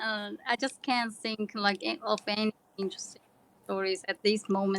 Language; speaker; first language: English; non-native, learner; Chinese